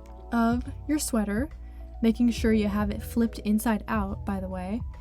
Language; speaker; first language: English; native; English